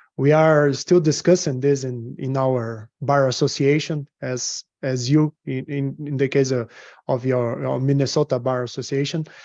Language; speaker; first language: English; non-native, fluent; Portuguese